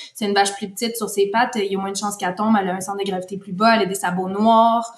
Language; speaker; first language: French; native; French